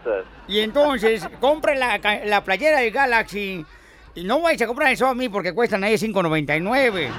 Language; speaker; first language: Spanish; native; Spanish